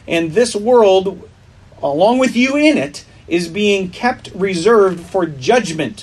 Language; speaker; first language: English; native; English